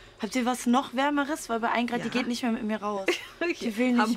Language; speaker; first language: German; native; German